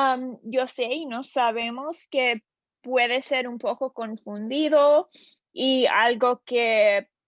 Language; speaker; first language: Spanish; non-native, learner; English